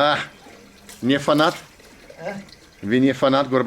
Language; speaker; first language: Russian; non-native, learner; English